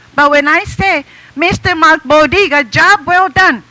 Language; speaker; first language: English; non-native, fluent; Japanese